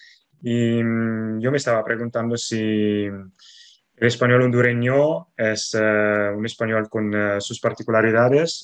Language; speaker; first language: Spanish; non-native, fluent; Italian